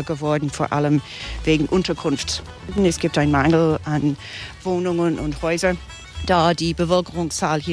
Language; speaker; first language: German; non-native, fluent; English